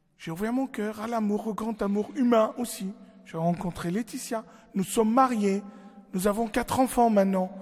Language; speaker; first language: French; non-native, local second language; Arabic